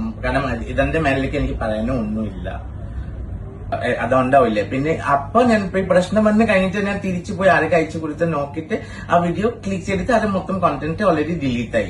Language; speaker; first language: Malayalam; non-native, fluent; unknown